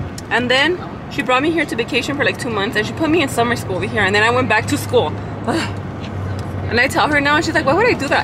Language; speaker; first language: English; early bilingual, other home language; Spanish